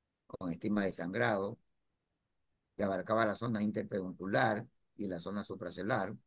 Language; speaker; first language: Spanish; native; Spanish